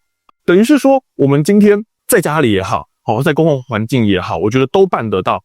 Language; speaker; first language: Chinese; native; Chinese